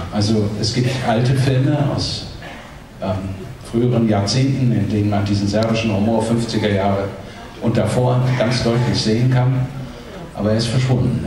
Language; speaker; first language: German; native; German